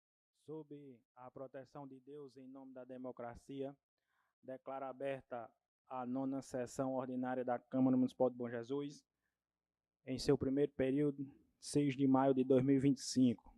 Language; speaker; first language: Portuguese; native; Portuguese